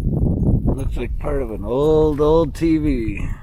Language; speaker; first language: English; native; English